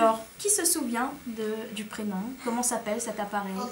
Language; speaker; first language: French; native; French